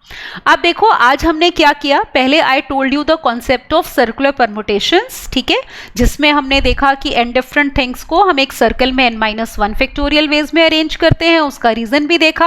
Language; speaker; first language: Hindi; native; Hindi